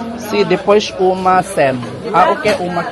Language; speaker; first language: Portuguese; non-native, learner; Filipino